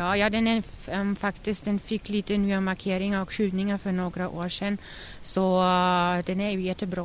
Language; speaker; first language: Swedish; non-native, fluent; German